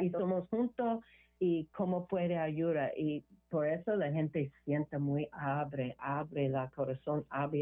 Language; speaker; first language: Spanish; non-native, learner; English